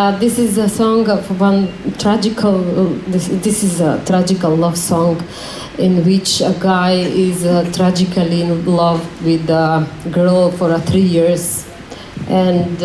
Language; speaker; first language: English; non-native, learner; Macedonian